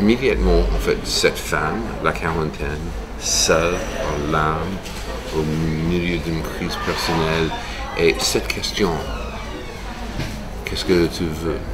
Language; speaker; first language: French; non-native, fluent; English